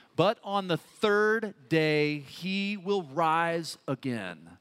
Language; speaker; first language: English; native; English